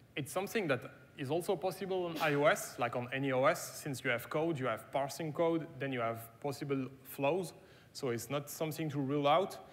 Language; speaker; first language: English; non-native, fluent; German